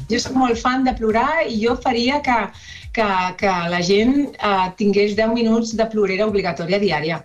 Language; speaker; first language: Catalan; non-native, local second language; Spanish